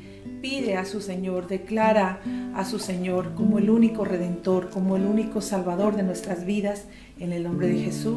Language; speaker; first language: Spanish; native; Spanish